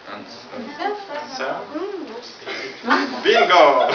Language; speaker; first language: English; non-native, learner; Ukrainian